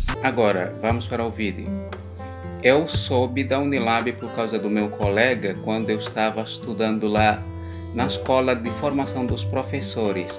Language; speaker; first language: Portuguese; non-native, local second language; Upper Guinea Crioulo